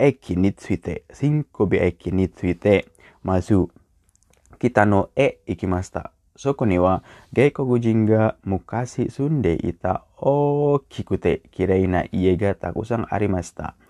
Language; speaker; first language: Japanese; non-native, learner; Indonesian